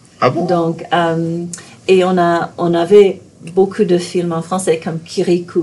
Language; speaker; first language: French; non-native, fluent; English